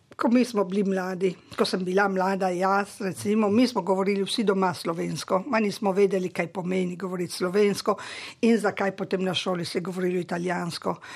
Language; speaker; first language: Slovenian; native; Slovenian